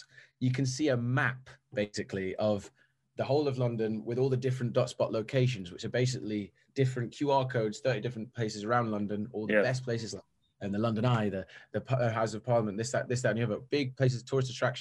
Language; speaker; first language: English; native; English